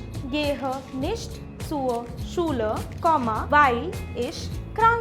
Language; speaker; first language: German; non-native, fluent; Hindi